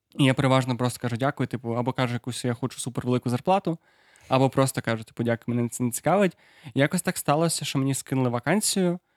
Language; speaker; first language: Ukrainian; non-native, local second language; Russian